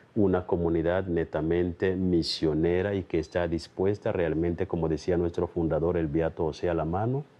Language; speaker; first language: Spanish; non-native, fluent; Kikuyu